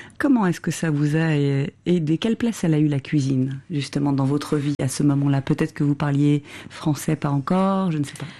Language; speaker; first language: French; native; French